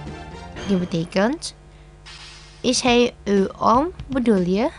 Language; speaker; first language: Dutch; non-native, learner; Indonesian